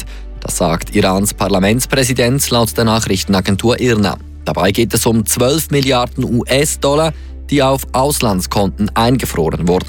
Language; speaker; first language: German; native; German